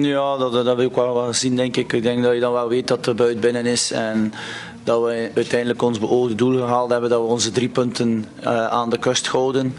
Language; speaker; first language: Dutch; native; Dutch